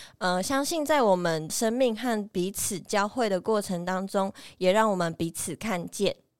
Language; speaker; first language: Chinese; native; Chinese